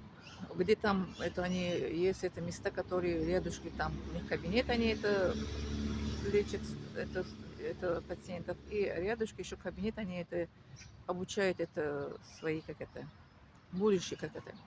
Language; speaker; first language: Russian; non-native, learner; Tajik